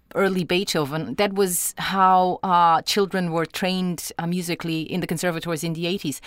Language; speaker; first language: English; non-native, fluent; Portuguese